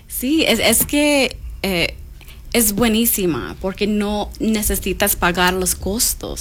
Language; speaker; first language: Spanish; non-native, learner; English